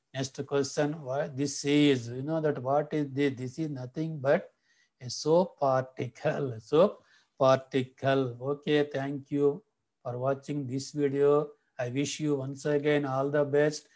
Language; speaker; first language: English; non-native, local second language; Telugu